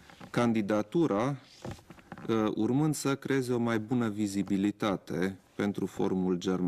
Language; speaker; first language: Romanian; non-native, local second language; German